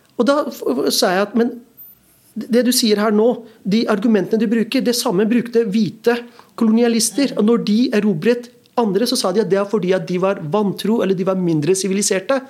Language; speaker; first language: Norwegian; early bilingual, other home language; Urdu